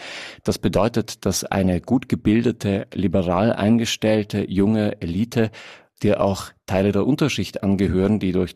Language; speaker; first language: German; native; German